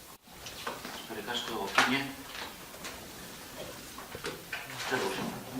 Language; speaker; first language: Basque; non-native, local second language; Spanish